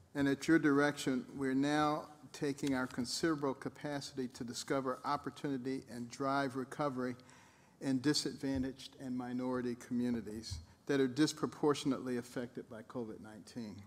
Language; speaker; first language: English; native; English